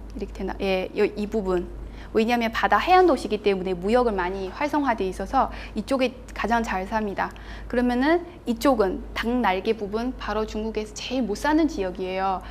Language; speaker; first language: Korean; non-native, fluent; Chinese